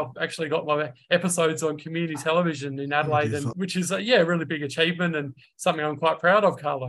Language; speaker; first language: English; native; English